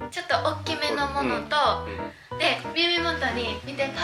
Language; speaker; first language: Japanese; native; Japanese